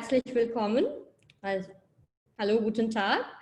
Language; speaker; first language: German; non-native, fluent; Bangla